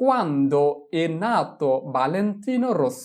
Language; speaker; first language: Italian; non-native, fluent; Bangla